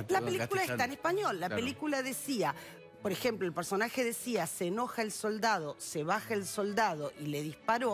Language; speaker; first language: Spanish; native; Spanish